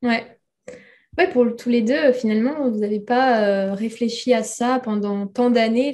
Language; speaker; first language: French; native; French